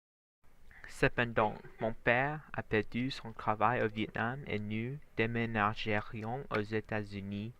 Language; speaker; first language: French; non-native, learner; Vietnamese